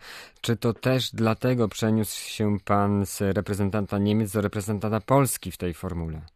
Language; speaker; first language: Polish; native; Polish